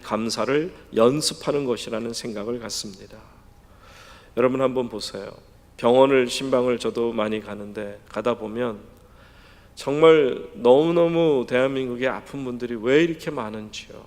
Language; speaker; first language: Korean; native; Korean